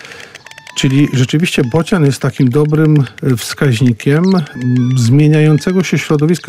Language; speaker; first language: Polish; native; Polish